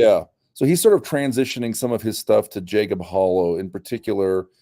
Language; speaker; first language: English; native; English